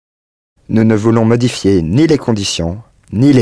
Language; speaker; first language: French; non-native, learner; English